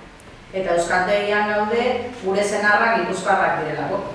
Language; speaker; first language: Basque; non-native, learner; Spanish